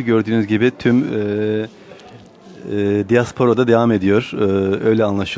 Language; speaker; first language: Turkish; native; Turkish